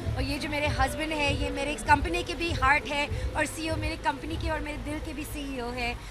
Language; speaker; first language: Hindi; native; Hindi